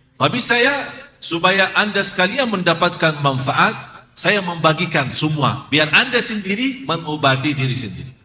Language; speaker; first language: Indonesian; non-native, fluent; Arabic